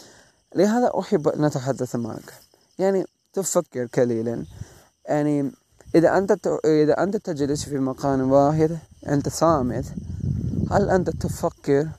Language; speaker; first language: Arabic; non-native, learner; Malay